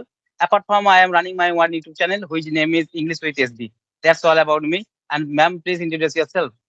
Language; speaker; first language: English; non-native, learner; Bangla